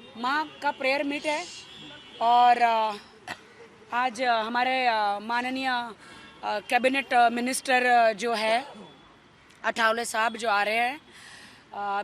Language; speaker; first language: Hindi; native; Hindi